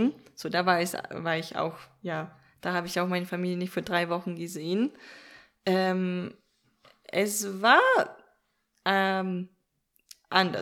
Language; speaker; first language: German; non-native, fluent; Danish